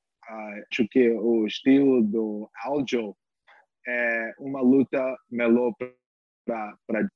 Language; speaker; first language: Portuguese; non-native, learner; English